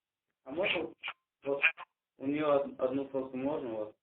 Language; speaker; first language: Russian; non-native, local second language; Tajik